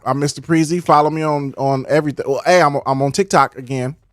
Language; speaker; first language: English; native; English